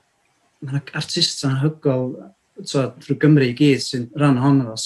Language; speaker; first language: Welsh; native; Welsh